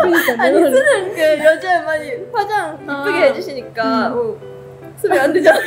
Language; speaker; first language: Korean; non-native, fluent; Japanese